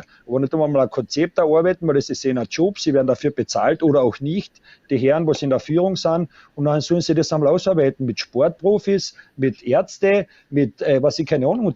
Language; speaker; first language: German; native; German